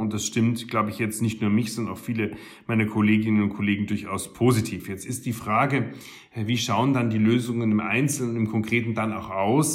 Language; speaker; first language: German; native; German